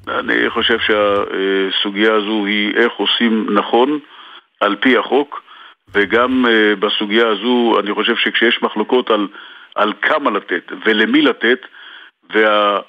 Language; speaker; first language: Hebrew; native; Hebrew